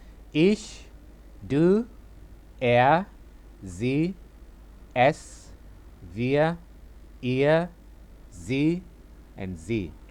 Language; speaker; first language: German; non-native, fluent; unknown